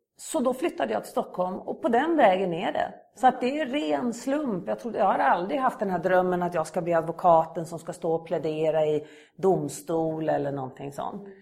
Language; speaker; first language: Swedish; native; Swedish